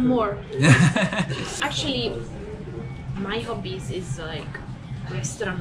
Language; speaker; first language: English; non-native, fluent; Italian